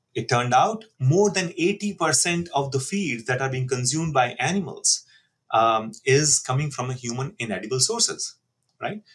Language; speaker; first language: English; non-native, local second language; Hindi